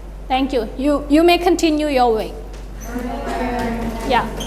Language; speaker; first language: English; non-native, fluent; Indonesian